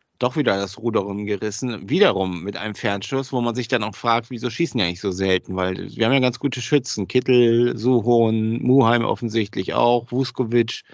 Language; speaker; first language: German; native; German